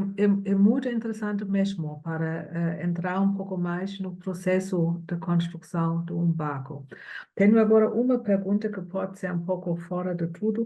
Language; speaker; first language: Portuguese; non-native, fluent; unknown